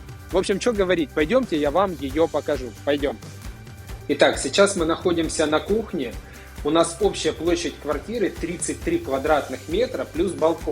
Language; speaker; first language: Russian; native; Russian